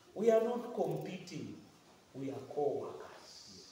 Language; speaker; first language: English; non-native, local second language; Swahili